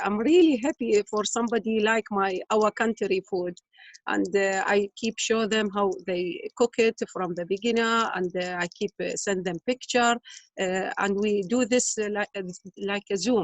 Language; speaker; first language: English; non-native, learner; Arabic